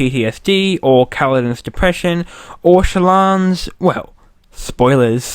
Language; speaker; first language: English; native; English